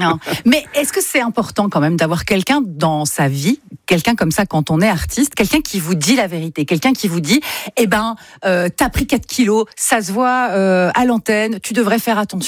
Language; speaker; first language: French; native; French